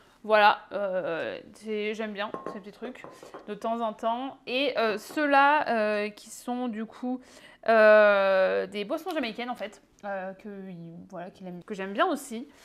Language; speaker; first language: French; native; French